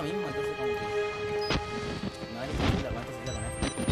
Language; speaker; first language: Spanish; native; Spanish